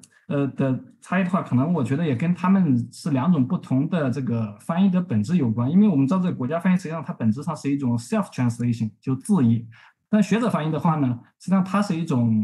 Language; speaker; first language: Chinese; native; Chinese